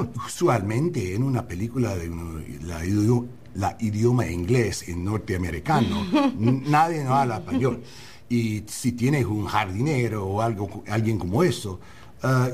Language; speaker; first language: Spanish; non-native, learner; English